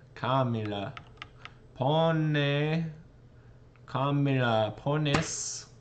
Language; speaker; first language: English; native; English